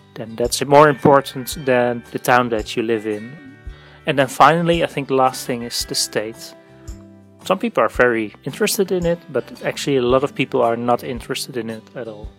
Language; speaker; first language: English; non-native, fluent; Dutch